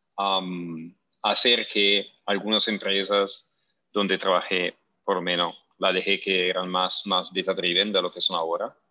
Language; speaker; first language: Spanish; non-native, fluent; Italian